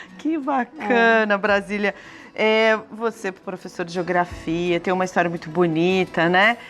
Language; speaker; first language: Portuguese; native; Portuguese